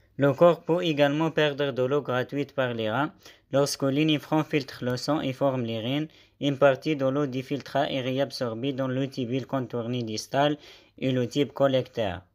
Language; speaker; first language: French; non-native, local second language; Arabic